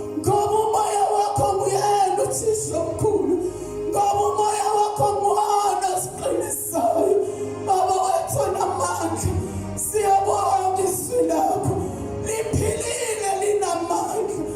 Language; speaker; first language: Zulu; non-native, local second language; Xhosa